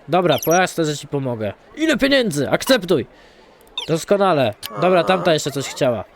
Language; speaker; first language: Polish; native; Polish